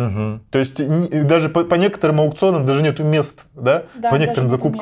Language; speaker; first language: Russian; native; Russian